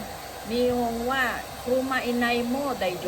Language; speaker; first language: Japanese; non-native, learner; Filipino